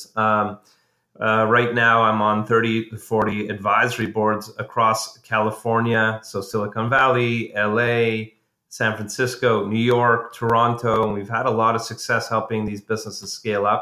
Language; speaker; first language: English; native; English